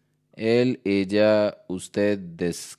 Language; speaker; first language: Spanish; non-native, learner; Hindi